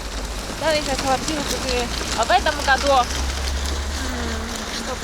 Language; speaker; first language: Russian; non-native, learner; Chinese